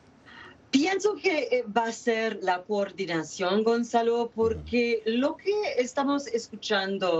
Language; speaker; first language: Spanish; non-native, fluent; Haitian Creole